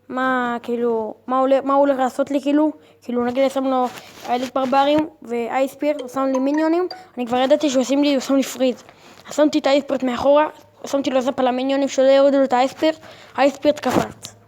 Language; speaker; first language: Hebrew; native; Hebrew